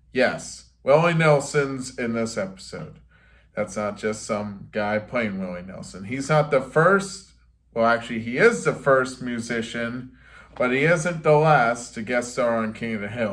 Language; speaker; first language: English; native; English